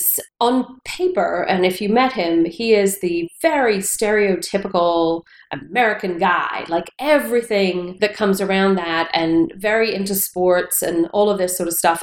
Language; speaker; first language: English; native; English